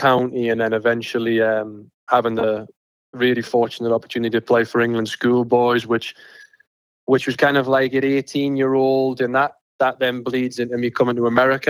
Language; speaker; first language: English; native; English